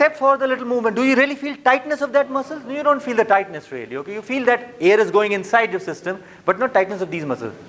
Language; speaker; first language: English; non-native, fluent; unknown